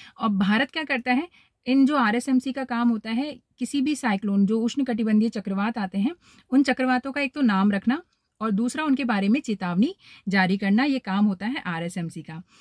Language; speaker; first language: Hindi; native; Hindi